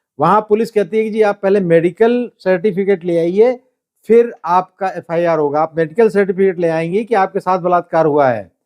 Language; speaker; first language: Hindi; native; Hindi